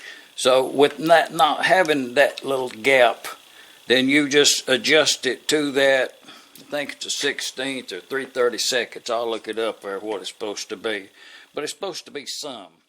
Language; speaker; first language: English; native; English